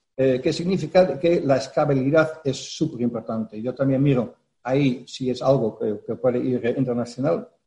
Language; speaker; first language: Spanish; non-native, fluent; Dutch